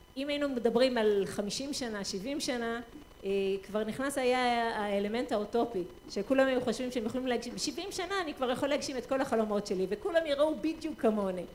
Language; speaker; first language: Hebrew; non-native, fluent; English